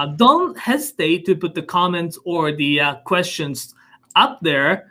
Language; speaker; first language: English; non-native, fluent; Japanese